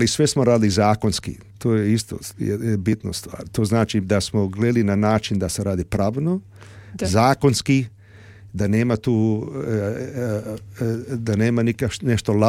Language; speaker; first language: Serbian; early bilingual, heritage; Serbian